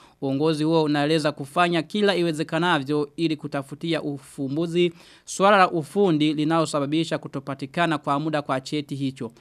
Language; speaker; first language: Swahili; non-native, local second language; Rundi